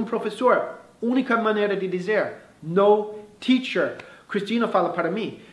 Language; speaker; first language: Portuguese; non-native, fluent; English